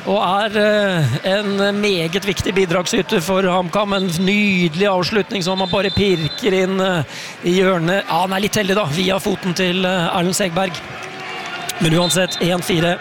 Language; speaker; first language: Norwegian; native; Norwegian